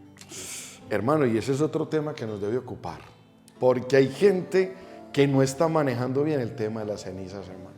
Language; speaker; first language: Spanish; native; Spanish